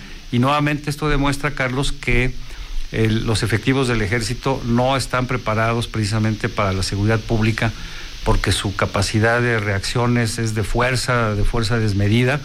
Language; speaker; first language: Spanish; native; Spanish